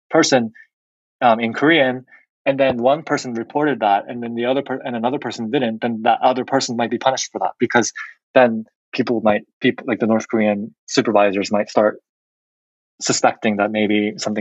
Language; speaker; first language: English; non-native, fluent; Korean